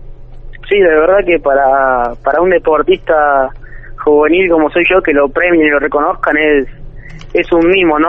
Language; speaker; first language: Spanish; native; Spanish